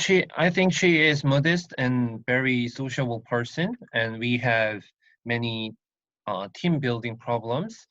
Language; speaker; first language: English; non-native, learner; Korean